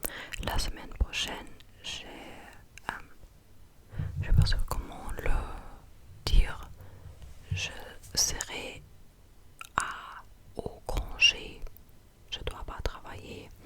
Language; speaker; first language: French; non-native, fluent; English